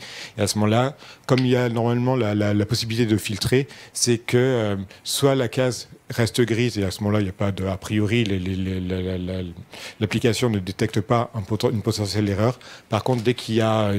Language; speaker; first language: French; native; French